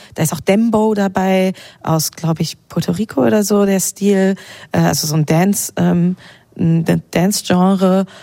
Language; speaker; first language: German; native; German